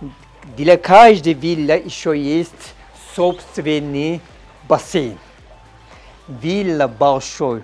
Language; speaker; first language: Russian; non-native, learner; Turkish